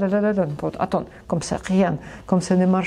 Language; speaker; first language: French; non-native, learner; Russian